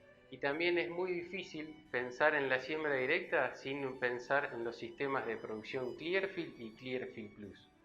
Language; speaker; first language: Spanish; native; Spanish